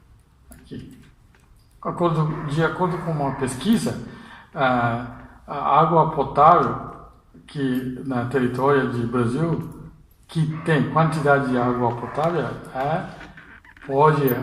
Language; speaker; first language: Portuguese; non-native, fluent; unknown